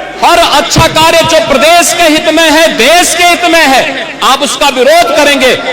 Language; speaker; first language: Hindi; native; Hindi